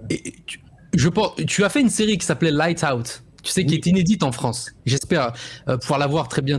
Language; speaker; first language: French; native; French